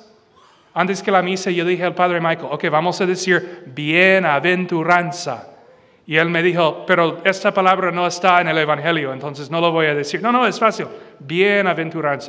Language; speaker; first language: Spanish; non-native, fluent; English